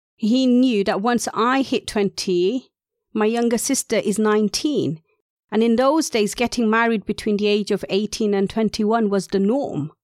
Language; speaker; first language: English; non-native, local second language; Urdu